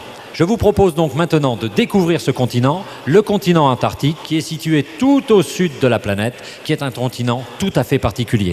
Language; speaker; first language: French; native; French